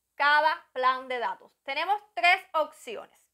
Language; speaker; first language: Spanish; native; Spanish